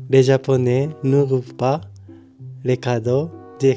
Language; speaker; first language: French; non-native, fluent; Japanese